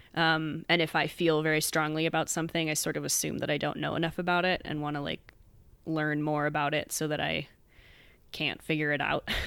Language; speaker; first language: English; native; English